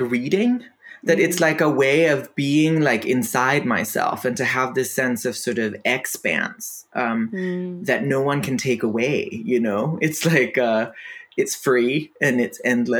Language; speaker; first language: English; non-native, fluent; Danish